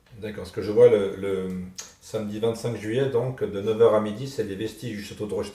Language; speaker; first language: French; native; French